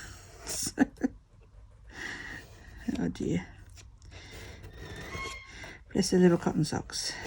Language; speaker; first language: English; native; English